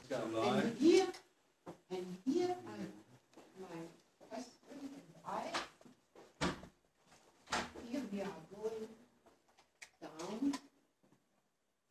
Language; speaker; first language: English; non-native, learner; German